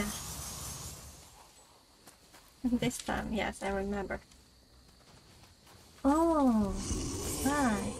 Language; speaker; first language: English; non-native, fluent; Japanese